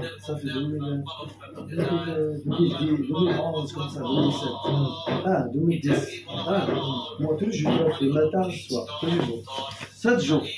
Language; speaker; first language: French; non-native, learner; Arabic